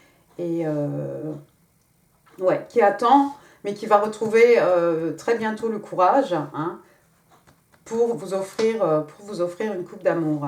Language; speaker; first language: French; native; French